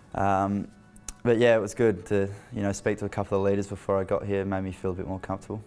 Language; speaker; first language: English; native; English